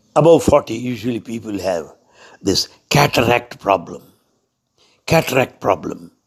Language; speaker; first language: English; non-native, local second language; Telugu